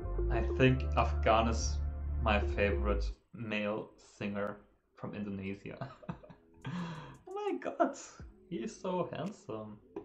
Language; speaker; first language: English; non-native, fluent; German